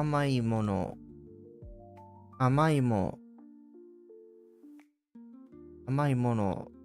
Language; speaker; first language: Japanese; non-native, learner; English